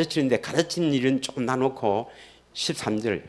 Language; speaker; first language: Korean; native; Korean